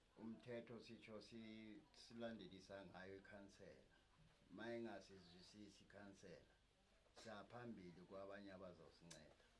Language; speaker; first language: Zulu; native; Zulu